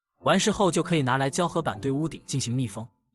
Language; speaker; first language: Chinese; native; Chinese